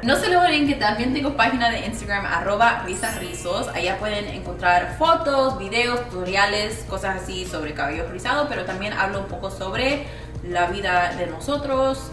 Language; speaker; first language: Spanish; early bilingual, heritage; Spanish